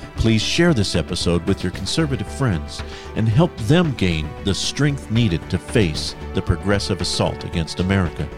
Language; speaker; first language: English; native; English